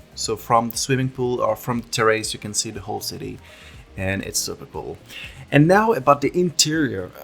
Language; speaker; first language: English; non-native, fluent; French